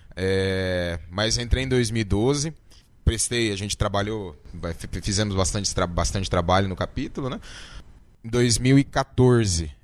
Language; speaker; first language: Portuguese; native; Portuguese